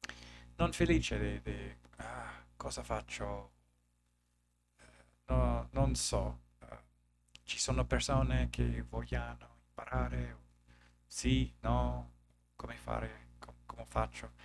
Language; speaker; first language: Italian; non-native, learner; English